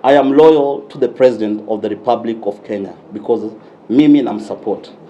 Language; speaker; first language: English; non-native, local second language; Swahili